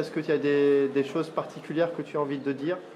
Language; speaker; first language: French; native; French